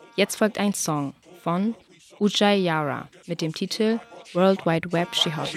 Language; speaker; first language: German; native; German